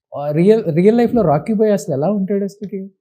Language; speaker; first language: Telugu; native; Telugu